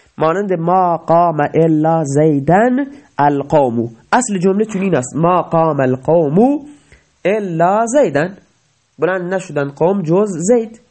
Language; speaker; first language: Persian; non-native, local second language; Baluchi